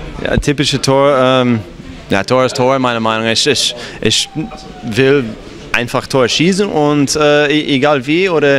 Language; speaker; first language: German; non-native, fluent; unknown